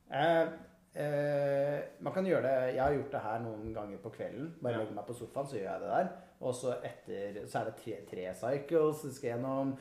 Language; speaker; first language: Norwegian; native; Norwegian